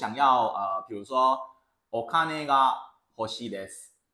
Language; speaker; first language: Japanese; non-native, fluent; Chinese